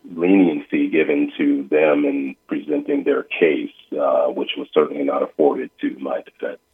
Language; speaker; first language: English; native; English